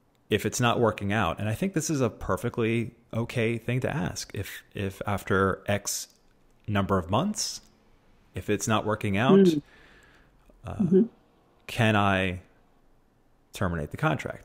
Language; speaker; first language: English; early bilingual, other home language; Italian